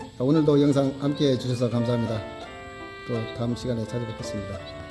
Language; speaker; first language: Korean; native; Korean